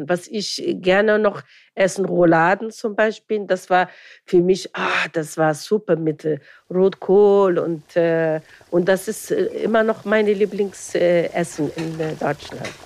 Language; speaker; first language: German; non-native, fluent; Arabic